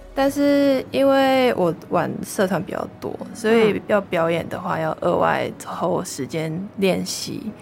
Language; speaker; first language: Chinese; non-native, local second language; Cantonese